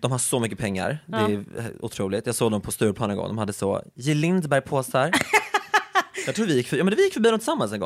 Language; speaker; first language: Swedish; native; Swedish